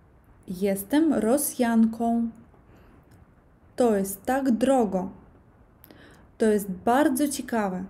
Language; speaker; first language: Polish; non-native, learner; Russian